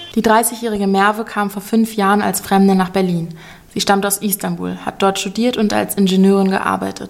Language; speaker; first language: German; native; German